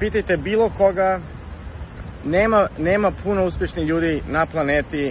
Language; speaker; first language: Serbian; early bilingual, heritage; Serbian